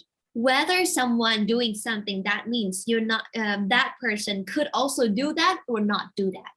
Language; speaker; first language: English; non-native, fluent; Thai